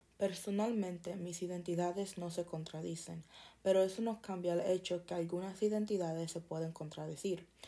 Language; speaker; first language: Spanish; early bilingual, heritage; Spanish